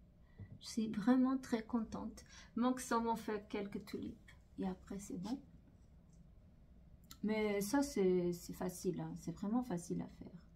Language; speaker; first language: French; non-native, fluent; Portuguese